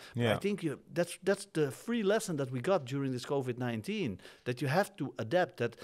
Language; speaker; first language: English; non-native, fluent; Dutch